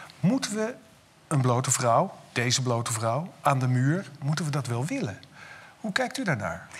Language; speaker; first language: Dutch; native; Dutch